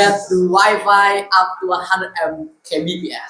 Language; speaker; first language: English; non-native, learner; Indonesian